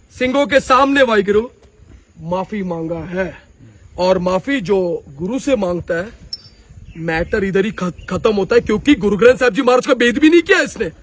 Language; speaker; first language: Hindi; non-native, local second language; Punjabi